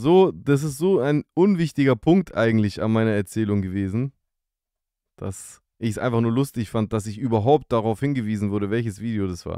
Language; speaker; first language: German; native; German